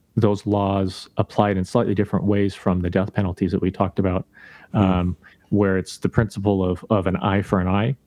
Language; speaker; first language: English; native; English